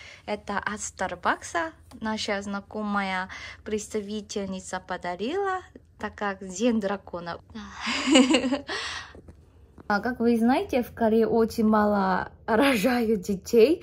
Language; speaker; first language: Russian; non-native, learner; Korean